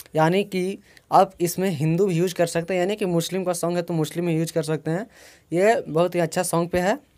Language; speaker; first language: Hindi; native; Hindi